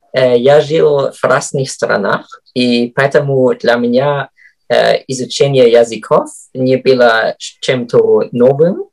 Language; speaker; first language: Russian; non-native, fluent; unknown